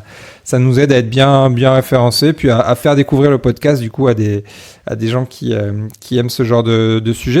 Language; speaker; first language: French; native; French